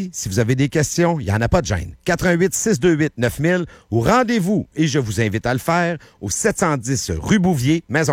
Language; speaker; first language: French; native; French